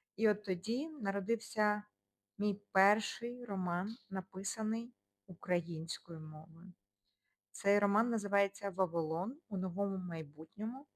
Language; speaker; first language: Ukrainian; non-native, local second language; Russian